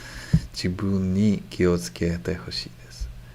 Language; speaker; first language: Japanese; non-native, learner; English